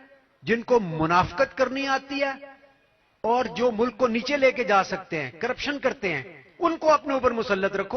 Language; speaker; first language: Urdu; native; Urdu